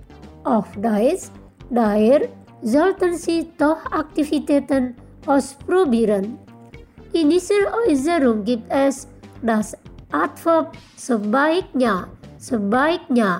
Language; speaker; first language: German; non-native, fluent; Indonesian